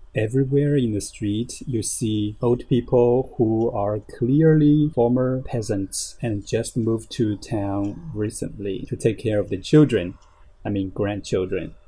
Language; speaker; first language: English; non-native, fluent; Chinese